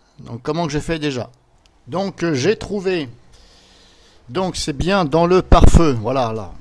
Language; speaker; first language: French; native; French